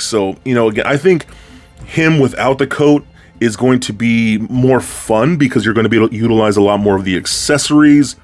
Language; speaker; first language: English; native; English